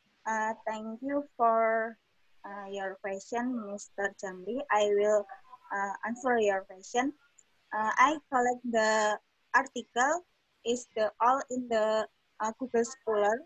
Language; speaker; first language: English; non-native, learner; Indonesian